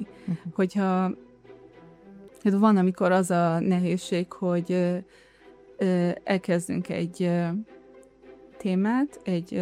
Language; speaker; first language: Hungarian; non-native, fluent; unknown